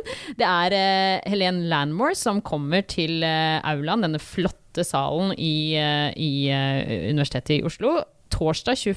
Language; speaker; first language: Norwegian; native; Norwegian